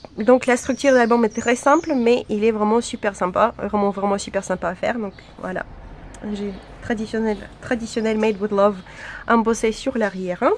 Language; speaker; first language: French; non-native, fluent; Russian